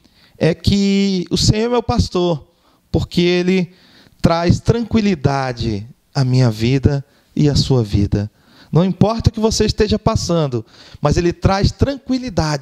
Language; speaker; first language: Portuguese; native; Portuguese